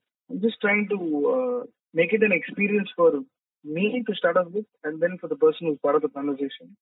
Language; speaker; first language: English; non-native, local second language; Tamil